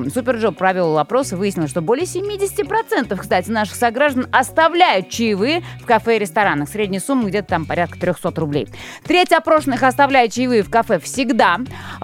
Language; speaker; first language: Russian; native; Russian